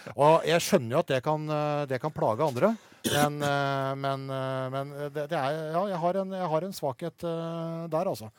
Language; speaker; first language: Norwegian; native; Norwegian